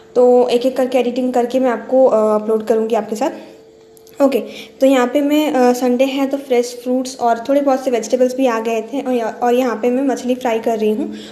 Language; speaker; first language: Hindi; non-native, local second language; Bangla